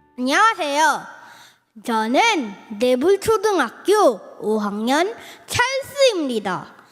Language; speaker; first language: Korean; early bilingual, other home language; Filipino